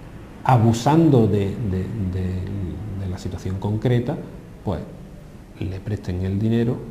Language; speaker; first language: Spanish; native; Spanish